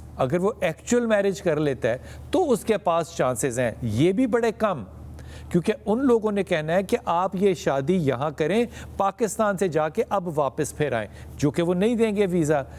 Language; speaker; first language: Urdu; native; Urdu